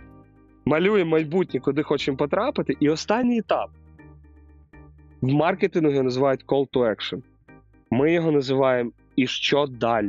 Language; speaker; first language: Ukrainian; native; Ukrainian